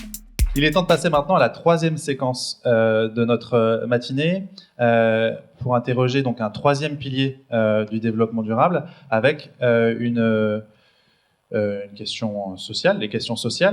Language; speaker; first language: French; native; French